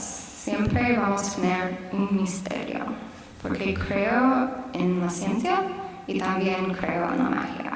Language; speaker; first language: Spanish; non-native, fluent; English